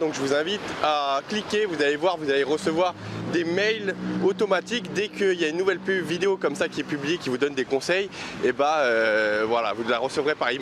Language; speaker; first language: French; native; French